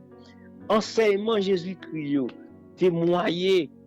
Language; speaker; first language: French; non-native, local second language; Haitian Creole